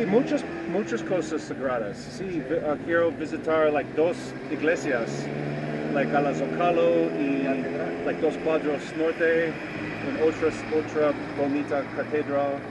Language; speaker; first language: Spanish; non-native, learner; English